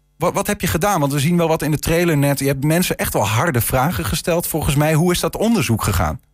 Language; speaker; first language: Dutch; native; Dutch